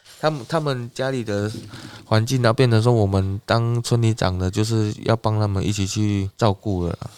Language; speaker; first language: Chinese; native; Chinese